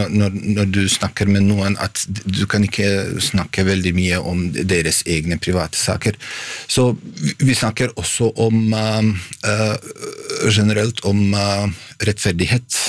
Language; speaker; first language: Norwegian; non-native, fluent; Bosnian